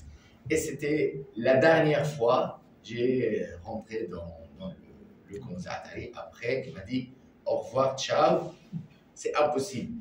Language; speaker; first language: French; non-native, learner; Arabic